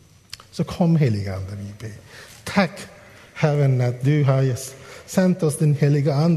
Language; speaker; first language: Swedish; non-native, fluent; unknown